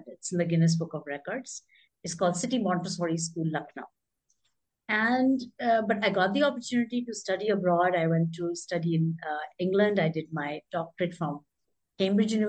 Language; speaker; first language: English; non-native, local second language; Hindi